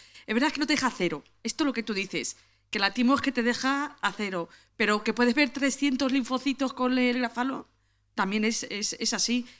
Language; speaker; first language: Spanish; native; Spanish